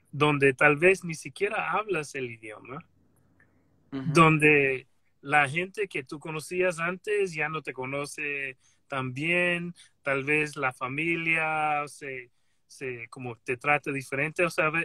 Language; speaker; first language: Spanish; non-native, fluent; English